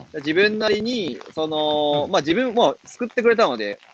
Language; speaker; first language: Japanese; native; Japanese